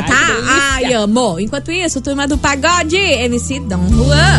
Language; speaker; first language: Portuguese; native; Portuguese